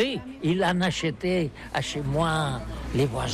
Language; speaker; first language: French; non-native, learner; Catalan